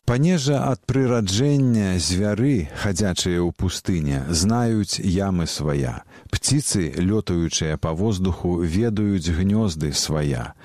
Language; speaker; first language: Belarusian; native; Belarusian